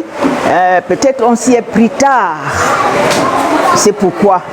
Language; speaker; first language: French; non-native, local second language; Duala